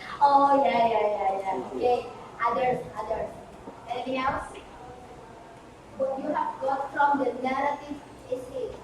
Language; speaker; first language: English; non-native, learner; Indonesian